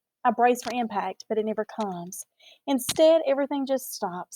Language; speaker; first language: English; native; English